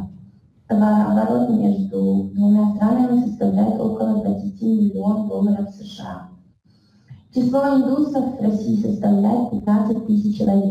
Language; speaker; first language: Russian; native; Russian